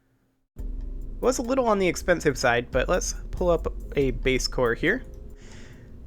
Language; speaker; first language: English; native; English